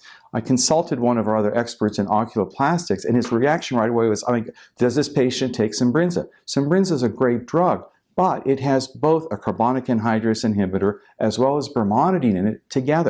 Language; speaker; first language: English; native; English